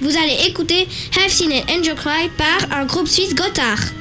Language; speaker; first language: French; native; French